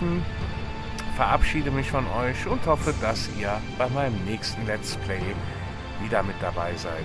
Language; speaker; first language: German; native; German